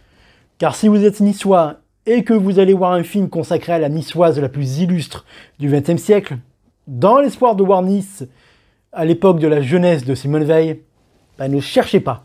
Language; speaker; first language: French; native; French